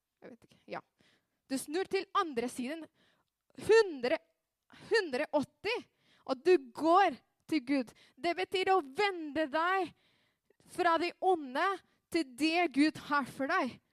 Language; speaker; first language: Norwegian; non-native, fluent; Spanish